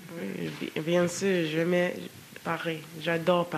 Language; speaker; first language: French; non-native, learner; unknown